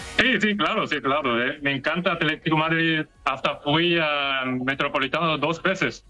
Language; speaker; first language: Spanish; non-native, learner; Korean